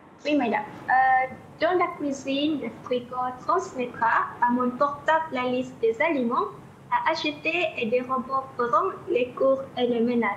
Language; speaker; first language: French; non-native, learner; Malay